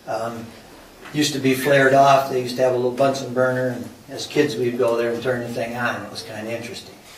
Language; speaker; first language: English; native; English